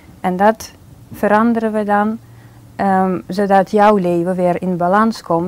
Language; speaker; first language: Dutch; non-native, fluent; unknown